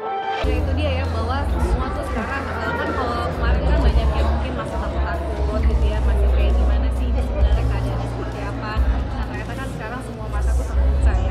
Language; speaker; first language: Indonesian; native; Indonesian